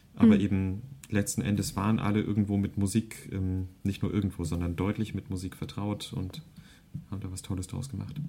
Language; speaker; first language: German; early bilingual, other home language; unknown